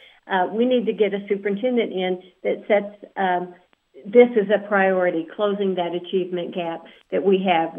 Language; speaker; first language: English; native; English